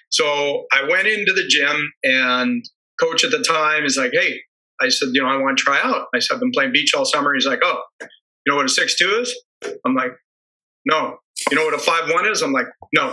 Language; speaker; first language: English; native; English